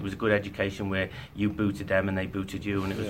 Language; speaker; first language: English; native; English